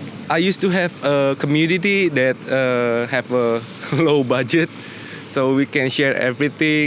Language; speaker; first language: English; non-native, learner; Indonesian